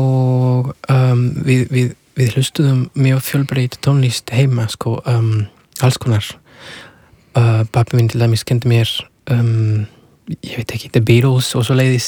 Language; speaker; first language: Icelandic; non-native, fluent; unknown